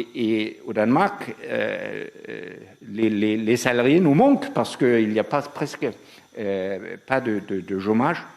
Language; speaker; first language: French; non-native, fluent; Danish